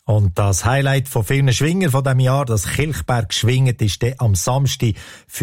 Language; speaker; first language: German; native; German